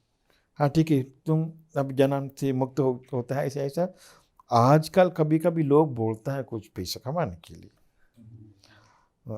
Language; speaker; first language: Hindi; non-native, fluent; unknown